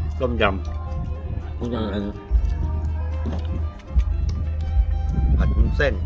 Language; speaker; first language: Thai; native; Thai